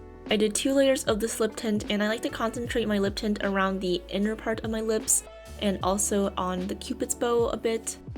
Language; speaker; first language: English; native; English